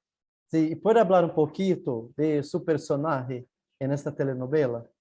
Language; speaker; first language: Spanish; non-native, learner; Portuguese